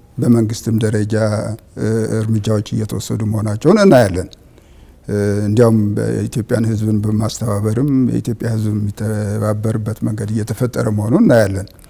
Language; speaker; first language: Amharic; non-native, local second language; Tigrinya